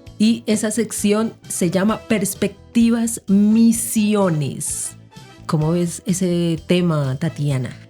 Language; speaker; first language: Spanish; native; Spanish